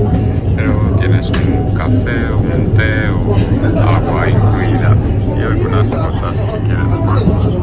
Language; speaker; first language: Spanish; non-native, fluent; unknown